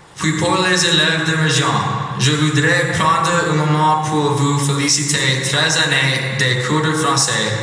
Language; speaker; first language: French; non-native, learner; English